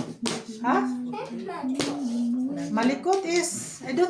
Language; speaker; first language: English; non-native, learner; Filipino